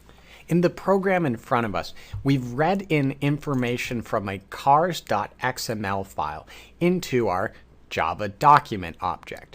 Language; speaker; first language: English; native; English